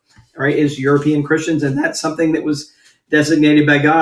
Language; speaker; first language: English; native; English